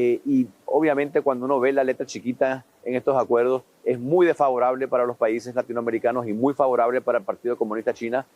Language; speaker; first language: Spanish; native; Spanish